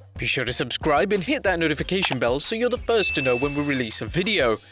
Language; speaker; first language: English; native; English